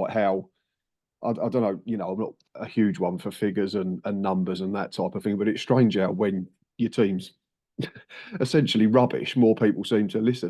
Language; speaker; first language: English; native; English